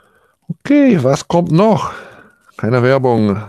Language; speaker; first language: German; non-native, learner; English